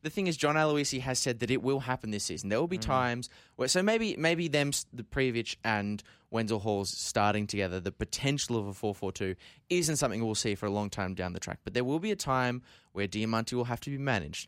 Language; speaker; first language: English; native; English